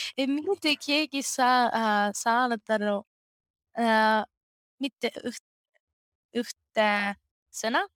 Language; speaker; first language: Estonian; non-native, learner; Greek